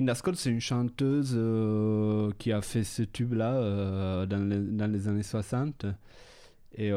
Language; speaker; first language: French; non-native, fluent; Italian